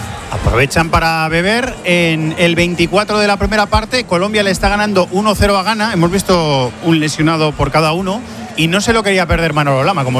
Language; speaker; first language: Spanish; native; Spanish